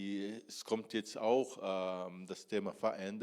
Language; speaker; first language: German; non-native, fluent; Portuguese